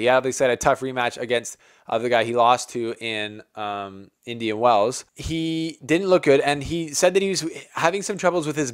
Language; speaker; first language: English; native; English